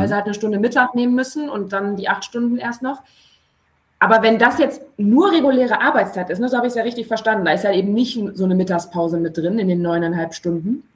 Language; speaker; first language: German; native; German